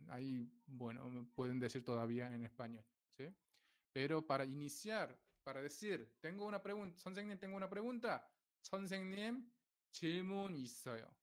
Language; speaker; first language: Spanish; non-native, fluent; Korean